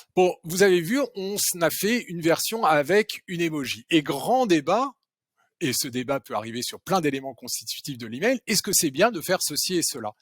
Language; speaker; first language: French; native; French